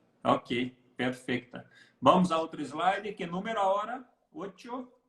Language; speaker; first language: Portuguese; non-native, learner; Spanish